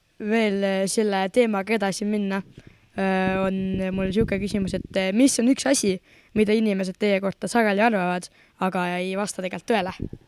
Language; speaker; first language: Estonian; native; Estonian